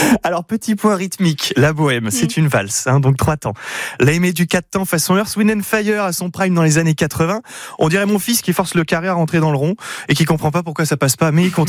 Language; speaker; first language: French; native; French